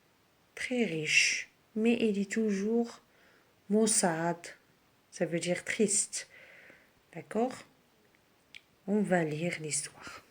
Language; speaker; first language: French; non-native, local second language; Arabic